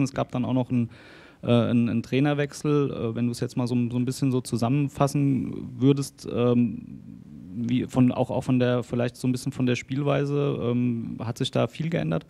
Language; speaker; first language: German; native; German